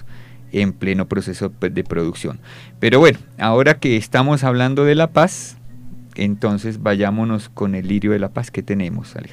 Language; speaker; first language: Spanish; native; Spanish